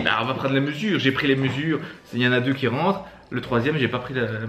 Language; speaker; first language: French; native; French